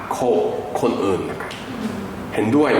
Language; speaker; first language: Thai; non-native, fluent; Korean